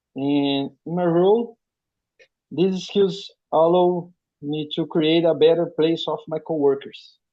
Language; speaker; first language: English; non-native, learner; Portuguese